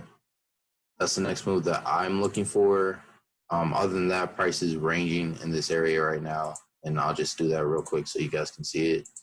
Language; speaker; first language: English; native; English